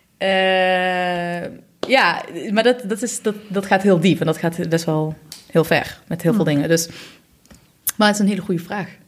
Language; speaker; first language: Dutch; early bilingual, other home language; Arabic